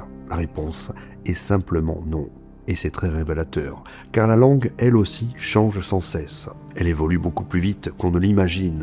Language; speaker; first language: French; native; French